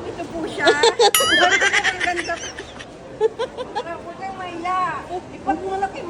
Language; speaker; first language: Filipino; native; Filipino